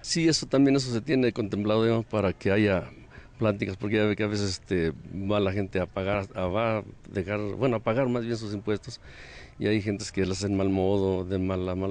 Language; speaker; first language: Spanish; native; Spanish